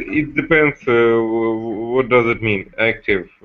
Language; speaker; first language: English; non-native, learner; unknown